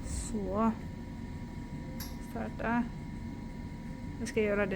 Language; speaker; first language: Swedish; non-native, learner; Filipino